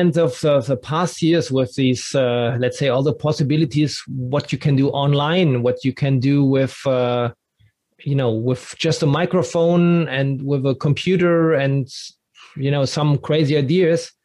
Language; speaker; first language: English; non-native, fluent; German